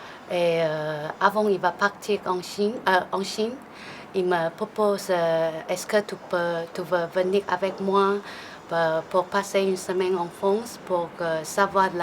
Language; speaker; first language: French; non-native, learner; Chinese